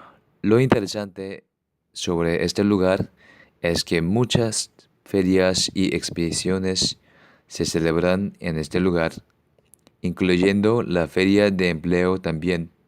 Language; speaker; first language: Spanish; non-native, fluent; Korean